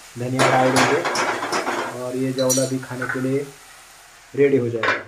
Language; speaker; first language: Hindi; non-native, local second language; Marathi